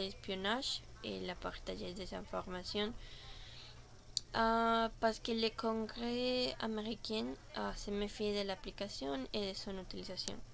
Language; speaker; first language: French; non-native, learner; Spanish